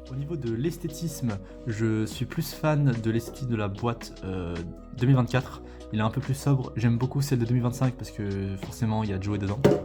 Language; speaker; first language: French; native; French